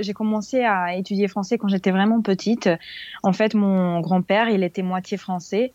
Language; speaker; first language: French; non-native, fluent; Serbian